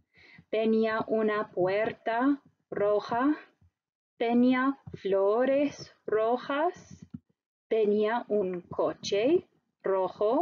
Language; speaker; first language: Spanish; non-native, fluent; English